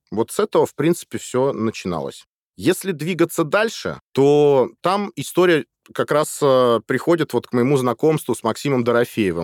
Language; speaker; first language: Russian; native; Russian